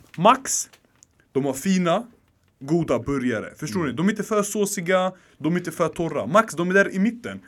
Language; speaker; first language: Swedish; early bilingual, other home language; Arabic